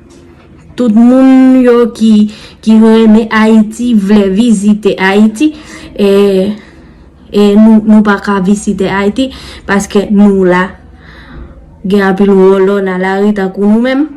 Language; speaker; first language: Haitian Creole; non-native, learner; Spanish